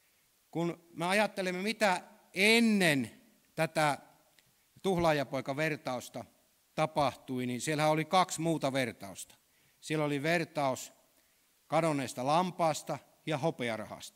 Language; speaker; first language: Finnish; native; Finnish